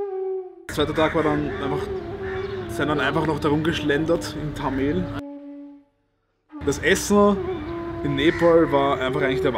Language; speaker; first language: German; native; German